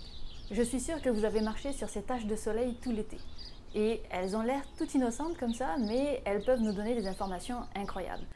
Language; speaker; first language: French; native; French